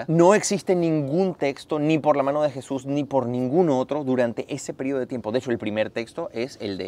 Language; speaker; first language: Spanish; native; Spanish